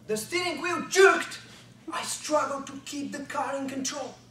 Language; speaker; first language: English; non-native, fluent; Bulgarian